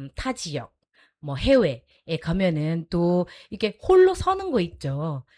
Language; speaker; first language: Korean; native; Korean